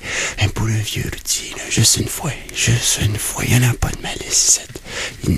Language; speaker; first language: French; native; French